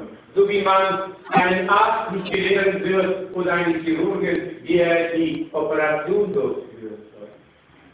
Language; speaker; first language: German; non-native, fluent; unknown